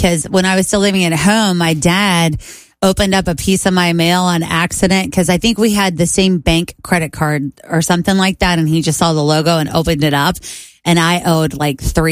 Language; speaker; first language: English; native; English